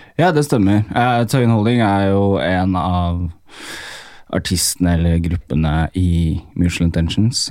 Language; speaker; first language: Norwegian; early bilingual, other home language; Amharic